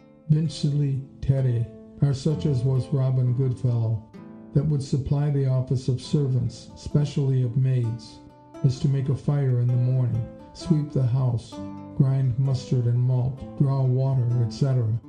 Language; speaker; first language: English; native; English